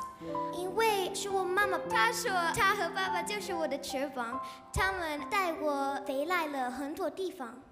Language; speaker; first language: Chinese; early bilingual, other home language; Italian